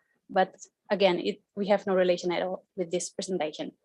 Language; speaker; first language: English; non-native, fluent; Indonesian